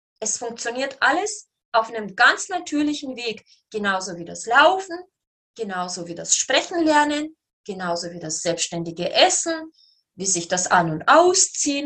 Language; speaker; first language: German; native; German